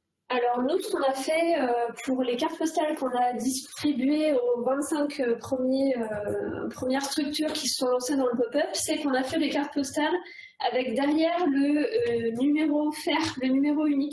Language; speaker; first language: French; native; French